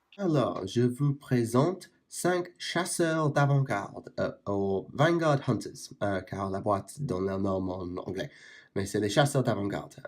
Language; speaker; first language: French; non-native, fluent; English